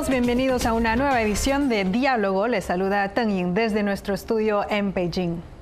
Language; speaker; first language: Spanish; non-native, fluent; Chinese